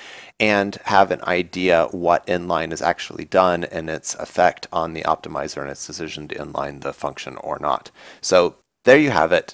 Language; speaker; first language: English; native; English